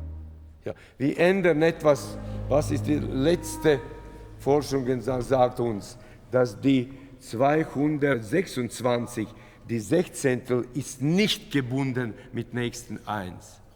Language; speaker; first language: German; non-native, fluent; Latvian